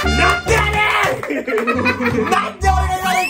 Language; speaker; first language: Japanese; native; Japanese